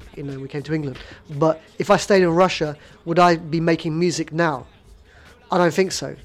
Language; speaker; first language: English; native; English